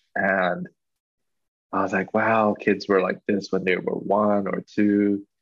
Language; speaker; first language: English; non-native, local second language; Chinese